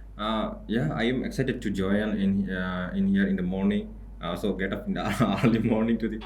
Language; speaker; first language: English; non-native, local second language; Bangla